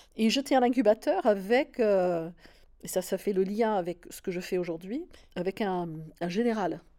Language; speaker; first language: French; non-native, fluent; English